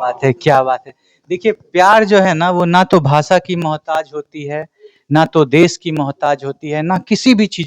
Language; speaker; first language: Hindi; native; Hindi